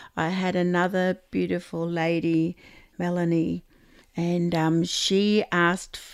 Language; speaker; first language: English; native; English